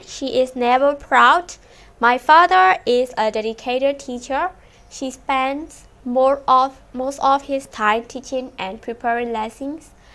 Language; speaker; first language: English; non-native, fluent; Burmese